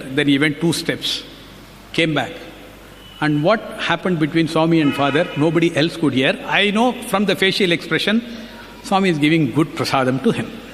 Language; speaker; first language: English; non-native, local second language; Tamil